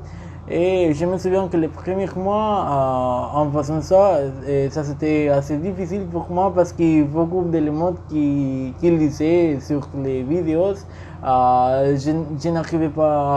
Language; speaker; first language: French; non-native, learner; Spanish